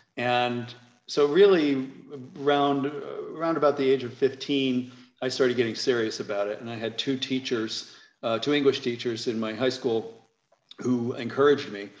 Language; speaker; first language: English; native; English